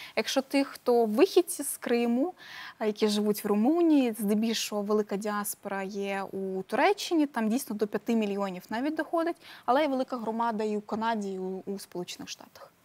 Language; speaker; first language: Ukrainian; non-native, local second language; Crimean Tatar